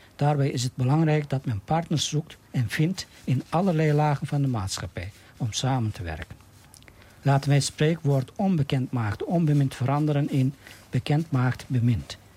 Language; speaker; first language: Dutch; non-native, fluent; Turkish